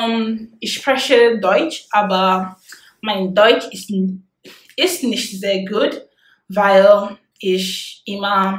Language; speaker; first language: German; non-native, learner; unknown